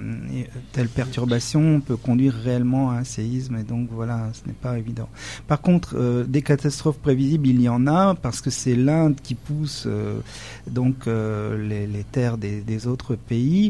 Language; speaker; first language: French; native; French